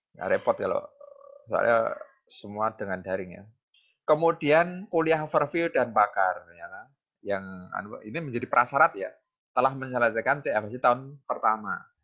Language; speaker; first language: Indonesian; non-native, local second language; Javanese